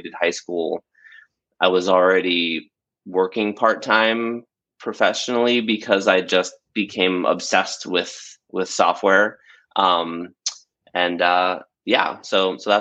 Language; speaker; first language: English; native; English